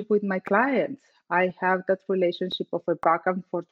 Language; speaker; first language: English; non-native, fluent; Spanish